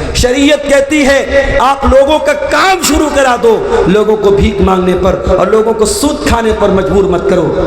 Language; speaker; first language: Urdu; native; Urdu